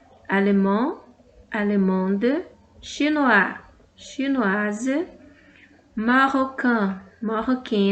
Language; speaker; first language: French; non-native, fluent; Portuguese